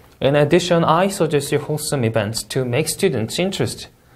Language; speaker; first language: English; non-native, fluent; Korean